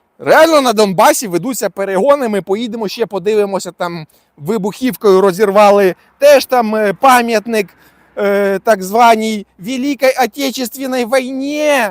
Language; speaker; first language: Ukrainian; non-native, local second language; Russian